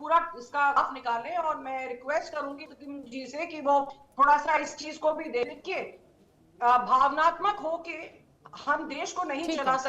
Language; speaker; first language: Hindi; native; Hindi